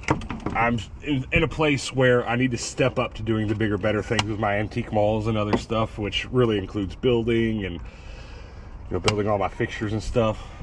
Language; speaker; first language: English; native; English